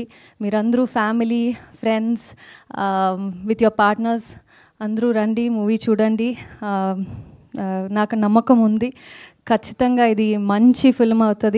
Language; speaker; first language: Telugu; non-native, fluent; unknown